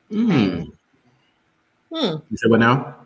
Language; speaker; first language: English; native; English